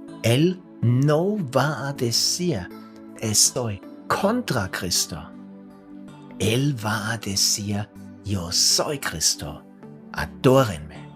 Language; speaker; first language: Spanish; non-native, fluent; German